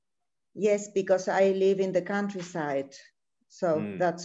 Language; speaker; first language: English; non-native, learner; Spanish